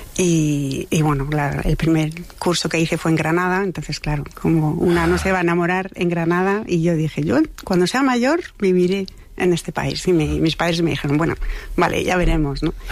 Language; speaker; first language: Spanish; non-native, fluent; French